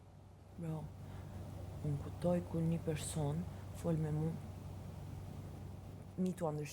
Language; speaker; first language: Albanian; non-native, learner; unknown